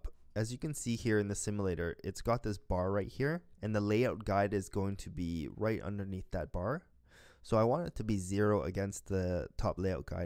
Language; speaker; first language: English; native; English